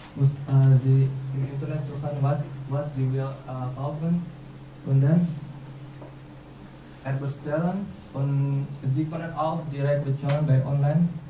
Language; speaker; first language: German; non-native, learner; Indonesian